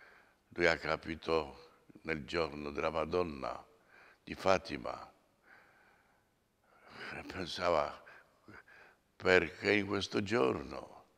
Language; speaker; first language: Italian; non-native, fluent; Polish